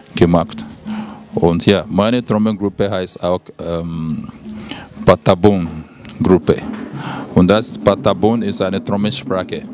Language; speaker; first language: German; non-native, learner; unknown